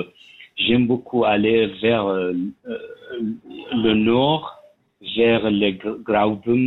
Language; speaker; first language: French; non-native, learner; Persian